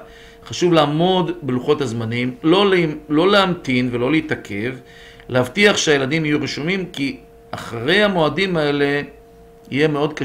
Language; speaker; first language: Hebrew; native; Hebrew